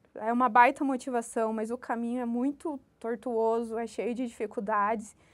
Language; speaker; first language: Portuguese; native; Portuguese